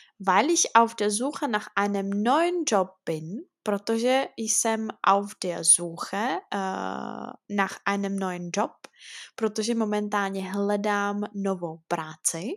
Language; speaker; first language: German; non-native, fluent; Czech